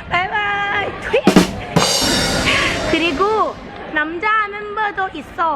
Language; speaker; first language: Korean; non-native, learner; Thai